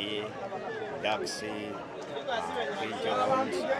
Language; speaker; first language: English; non-native, local second language; Ganda